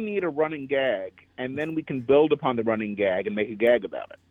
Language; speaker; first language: English; native; English